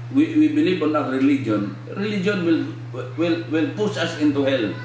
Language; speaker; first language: English; non-native, local second language; Filipino